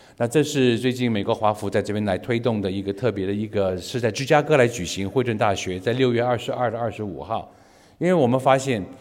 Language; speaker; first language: Chinese; native; Chinese